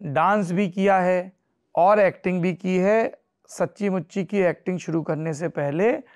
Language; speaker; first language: Hindi; native; Hindi